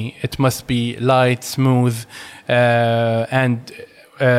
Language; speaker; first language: English; non-native, fluent; Arabic